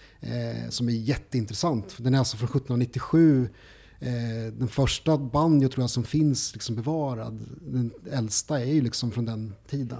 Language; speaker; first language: Swedish; native; Swedish